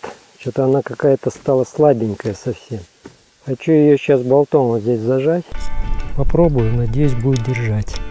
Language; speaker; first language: Russian; native; Russian